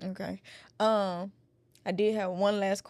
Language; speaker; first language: English; native; English